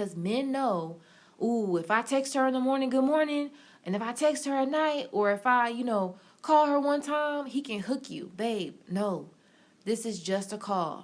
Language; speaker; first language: English; native; English